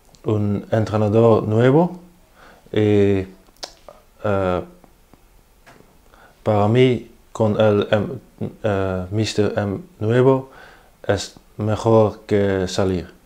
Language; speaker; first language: Spanish; non-native, learner; Dutch